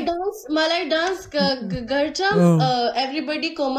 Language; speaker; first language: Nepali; non-native, learner; Urdu